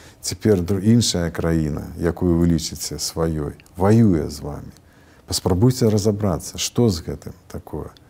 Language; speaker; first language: Belarusian; native; Belarusian